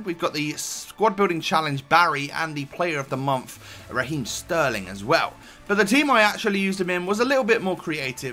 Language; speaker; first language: English; native; English